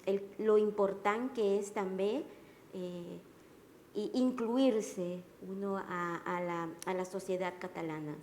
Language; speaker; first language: Catalan; non-native, learner; Spanish